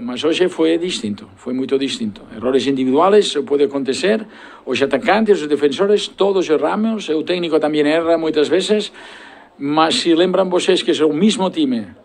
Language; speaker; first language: Portuguese; non-native, learner; Spanish